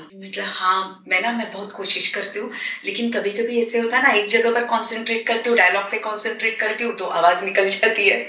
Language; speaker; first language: Hindi; non-native, local second language; Marathi